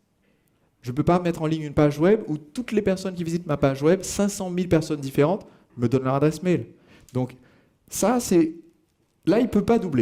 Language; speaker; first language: French; native; French